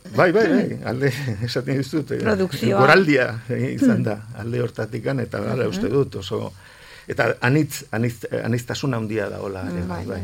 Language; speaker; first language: Basque; non-native, local second language; Spanish